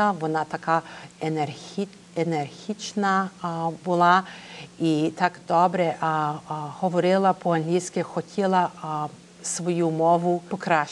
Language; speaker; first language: Ukrainian; early bilingual, heritage; Ukrainian